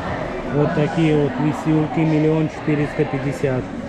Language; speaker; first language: Russian; native; Russian